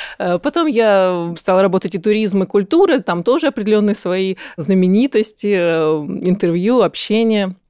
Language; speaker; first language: Russian; native; Russian